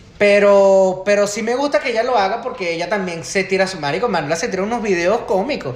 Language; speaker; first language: Spanish; native; Spanish